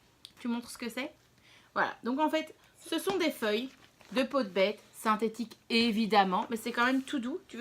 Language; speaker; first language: French; native; French